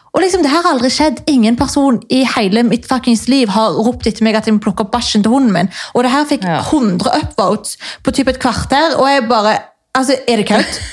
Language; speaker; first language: Norwegian; native; Norwegian